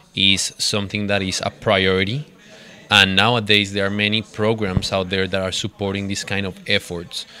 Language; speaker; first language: English; non-native, fluent; Spanish